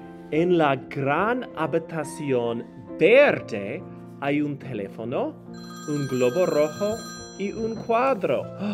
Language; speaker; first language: Spanish; non-native, fluent; English